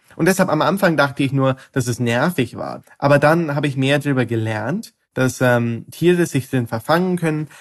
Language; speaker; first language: German; non-native, fluent; English